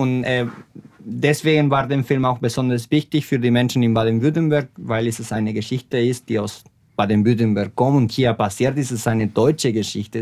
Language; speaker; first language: German; non-native, fluent; Spanish